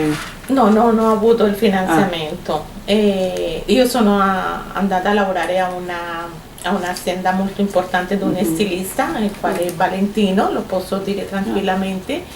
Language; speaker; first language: Italian; non-native, learner; Spanish